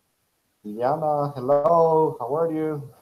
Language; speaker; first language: English; non-native, fluent; Spanish